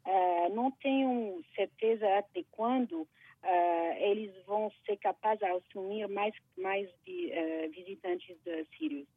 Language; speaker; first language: Portuguese; non-native, fluent; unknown